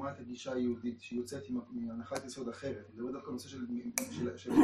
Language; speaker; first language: Hebrew; native; Hebrew